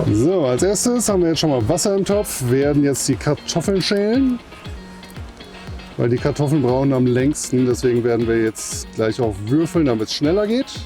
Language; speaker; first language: German; native; German